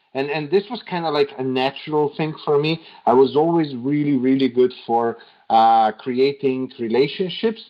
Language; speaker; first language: English; non-native, fluent; Slovenian